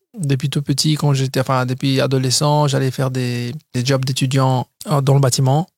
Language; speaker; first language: French; early bilingual, other home language; Portuguese